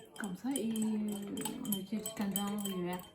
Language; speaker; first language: French; non-native, fluent; Turkish